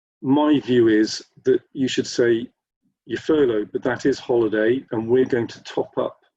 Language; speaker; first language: English; native; English